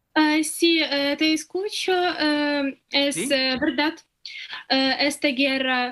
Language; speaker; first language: Spanish; non-native, fluent; Ukrainian